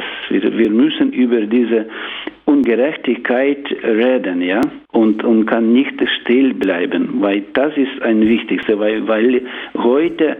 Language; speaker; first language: German; non-native, learner; Ukrainian